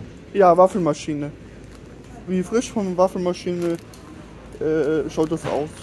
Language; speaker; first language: German; non-native, fluent; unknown